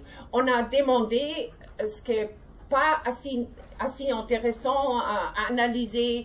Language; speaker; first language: French; non-native, learner; German